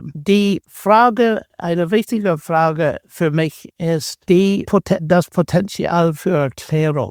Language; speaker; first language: German; non-native, fluent; English